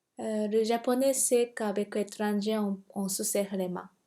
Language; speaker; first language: French; non-native, fluent; Japanese